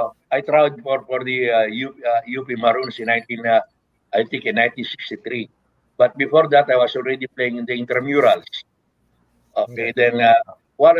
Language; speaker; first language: English; non-native, local second language; Filipino